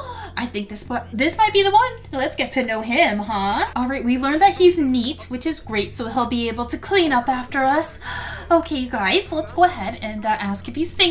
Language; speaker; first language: English; native; English